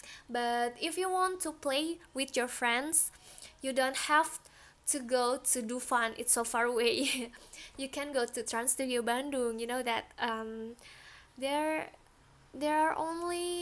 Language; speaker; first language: English; non-native, learner; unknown